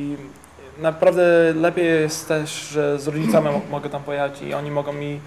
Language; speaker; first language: Polish; early bilingual, heritage; English